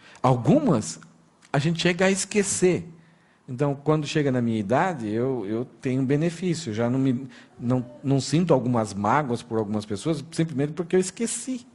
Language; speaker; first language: Portuguese; native; Portuguese